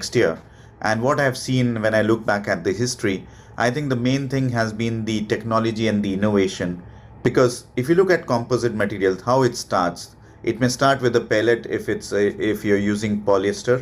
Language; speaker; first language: English; non-native, local second language; Hindi